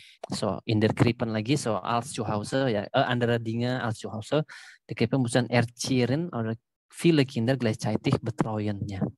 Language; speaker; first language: German; non-native, fluent; Indonesian